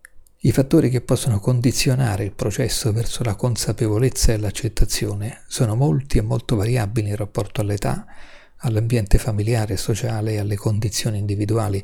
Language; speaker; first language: Italian; native; Italian